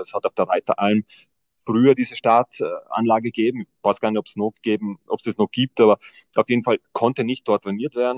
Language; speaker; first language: German; native; German